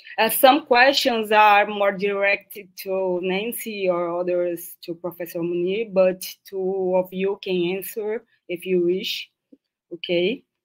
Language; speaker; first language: English; non-native, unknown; Portuguese